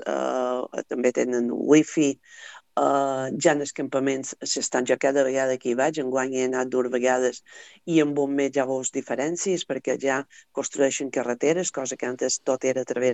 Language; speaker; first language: Catalan; native; Catalan